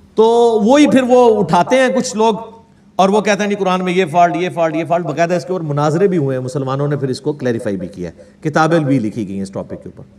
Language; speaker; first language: Urdu; non-native, local second language; Punjabi